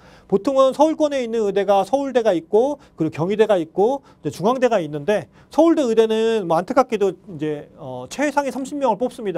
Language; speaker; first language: Korean; native; Korean